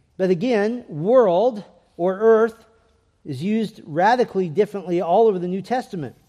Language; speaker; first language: English; native; English